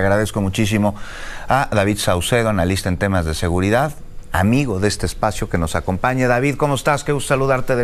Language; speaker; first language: Spanish; native; Spanish